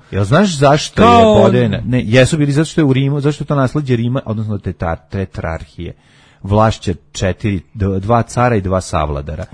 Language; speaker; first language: Serbian; native; Serbian